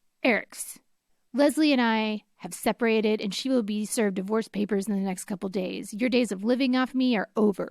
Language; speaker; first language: English; native; English